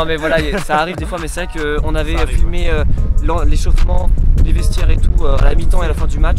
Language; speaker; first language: French; native; French